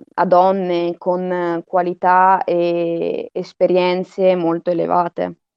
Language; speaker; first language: Italian; native; Italian